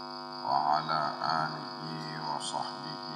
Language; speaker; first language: Arabic; non-native, fluent; Indonesian